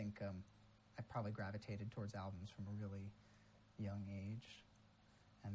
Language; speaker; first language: English; native; English